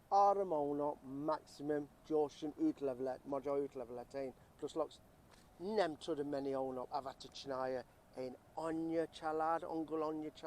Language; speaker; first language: Hungarian; early bilingual, heritage; English